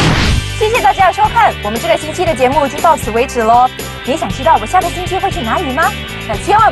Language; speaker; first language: Chinese; native; Chinese